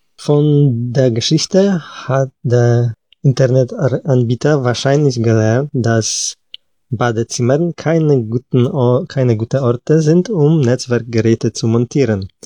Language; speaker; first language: German; non-native, fluent; Polish